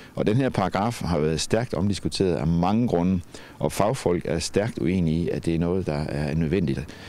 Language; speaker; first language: Danish; native; Danish